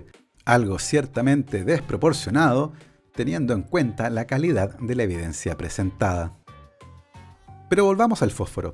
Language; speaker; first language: Spanish; native; Spanish